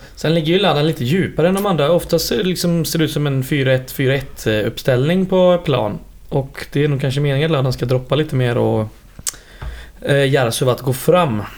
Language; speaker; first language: Swedish; native; Swedish